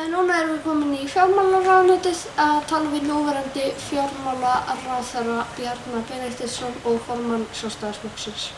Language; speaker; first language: Icelandic; native; Icelandic